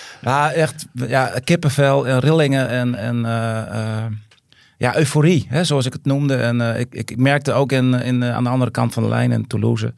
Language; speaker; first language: Dutch; native; Dutch